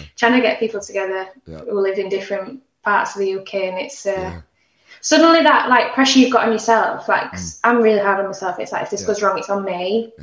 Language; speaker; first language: English; native; English